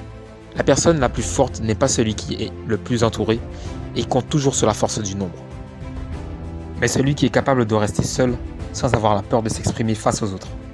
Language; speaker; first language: French; native; French